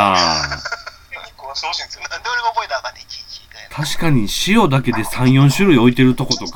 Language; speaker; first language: Japanese; native; Japanese